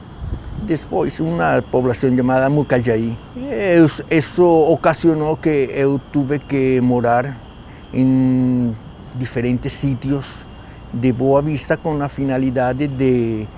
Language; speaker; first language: Portuguese; non-native, learner; Spanish